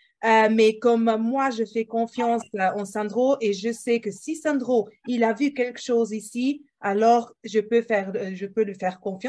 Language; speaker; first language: French; non-native, fluent; Portuguese